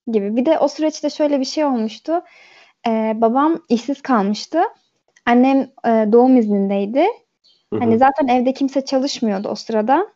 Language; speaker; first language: Turkish; early bilingual, heritage; Turkish